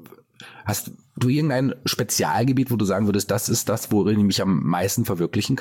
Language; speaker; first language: German; native; German